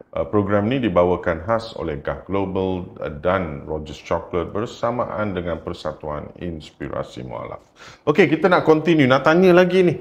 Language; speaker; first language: Malay; native; Malay